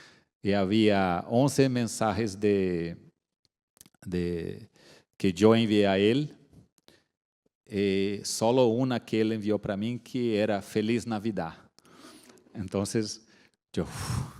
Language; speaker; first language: Spanish; non-native, fluent; Portuguese